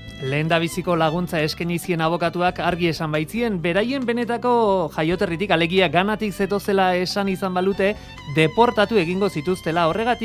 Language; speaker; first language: Basque; native; Basque